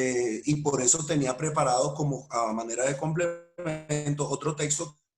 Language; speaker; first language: Spanish; native; Spanish